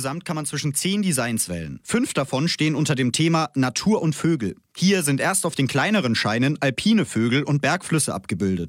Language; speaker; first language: German; native; German